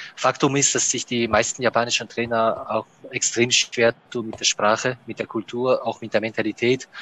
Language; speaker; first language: German; non-native, fluent; Japanese